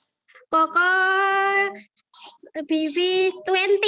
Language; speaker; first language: Cantonese; non-native, learner; Indonesian